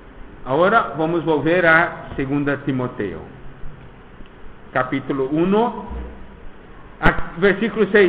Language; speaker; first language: Spanish; non-native, fluent; Portuguese